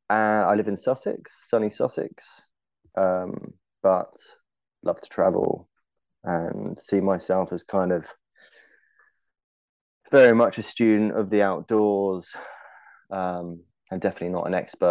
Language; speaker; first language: English; native; English